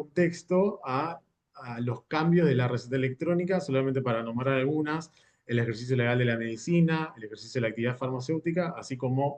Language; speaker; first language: Spanish; native; Spanish